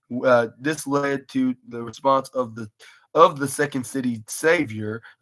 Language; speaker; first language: English; native; English